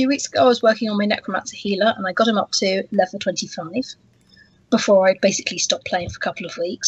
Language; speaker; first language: English; native; English